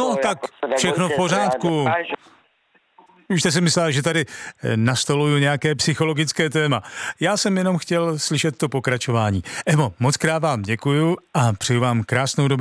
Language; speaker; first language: Czech; native; Czech